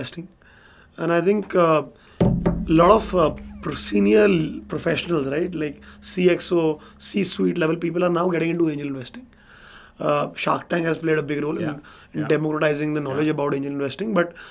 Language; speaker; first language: English; non-native, local second language; Hindi